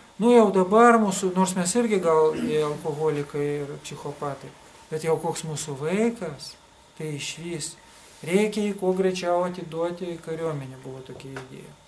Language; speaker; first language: Lithuanian; non-native, local second language; Russian